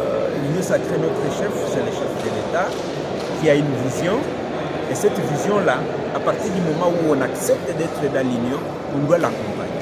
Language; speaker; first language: French; non-native, local second language; Swahili